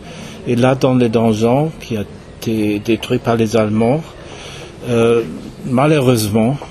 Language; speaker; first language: French; non-native, fluent; German